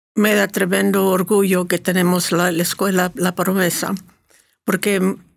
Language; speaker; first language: Spanish; early bilingual, heritage; Spanish